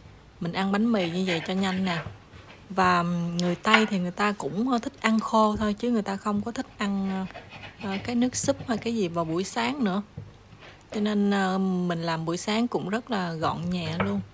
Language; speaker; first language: Vietnamese; native; Vietnamese